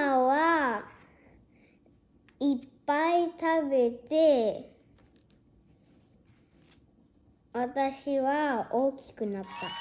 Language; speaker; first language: Japanese; early bilingual, heritage; Japanese